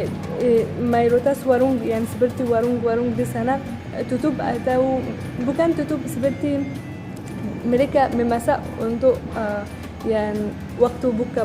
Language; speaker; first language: Indonesian; non-native, fluent; Arabic